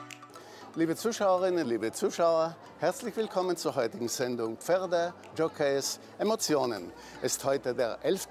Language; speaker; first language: German; native; German